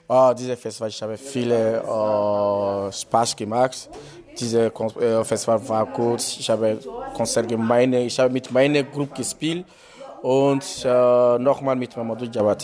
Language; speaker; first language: German; non-native, learner; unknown